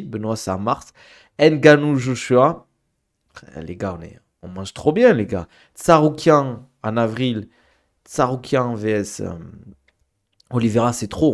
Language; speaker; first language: French; native; French